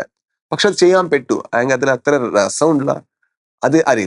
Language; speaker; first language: Malayalam; non-native, learner; Kannada